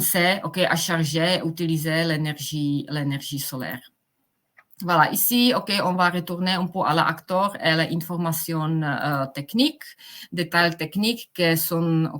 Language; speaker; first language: French; non-native, fluent; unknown